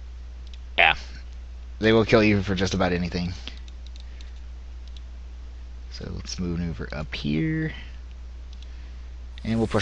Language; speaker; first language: English; native; English